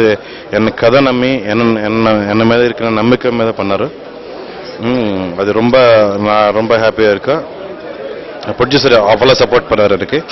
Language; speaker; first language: Tamil; non-native, fluent; Telugu